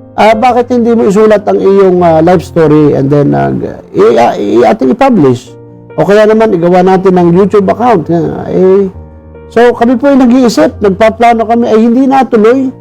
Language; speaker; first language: Filipino; native; Filipino